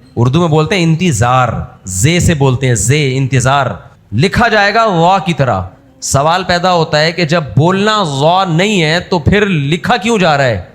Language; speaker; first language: Urdu; native; Urdu